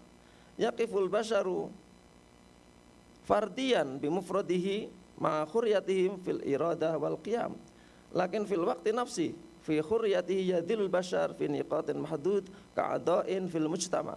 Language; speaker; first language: Arabic; non-native, fluent; Indonesian